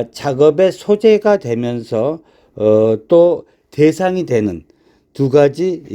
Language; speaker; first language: Korean; native; Korean